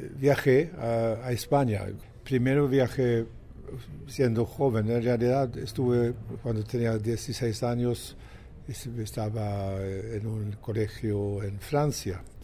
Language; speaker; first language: Spanish; non-native, fluent; Swedish